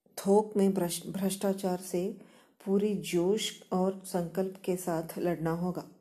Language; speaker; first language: Hindi; non-native, local second language; Kannada